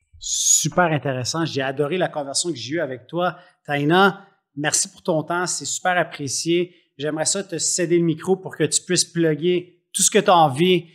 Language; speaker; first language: French; native; French